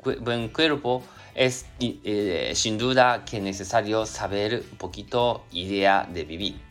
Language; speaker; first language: Spanish; non-native, learner; Japanese